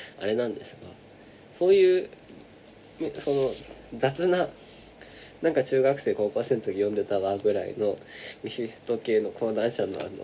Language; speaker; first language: Japanese; native; Japanese